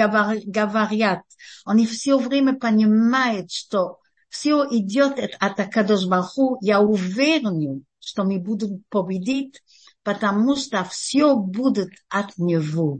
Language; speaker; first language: Russian; early bilingual, heritage; Russian